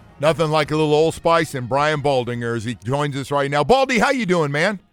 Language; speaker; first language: English; native; English